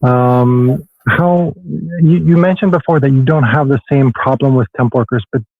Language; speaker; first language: English; non-native, fluent; Swedish